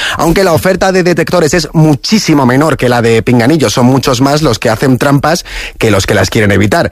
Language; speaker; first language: Spanish; native; Spanish